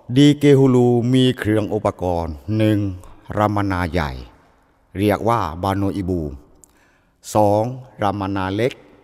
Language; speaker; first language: Thai; non-native, local second language; Malay